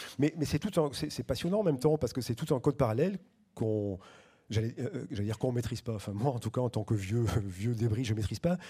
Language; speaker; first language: French; native; French